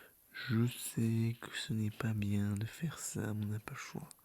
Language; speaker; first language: French; native; French